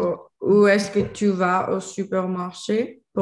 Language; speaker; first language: French; non-native, learner; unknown